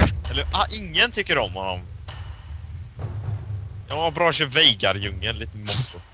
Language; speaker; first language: Swedish; native; Swedish